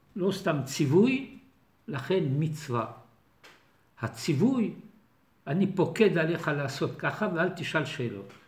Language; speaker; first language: Hebrew; non-native, fluent; French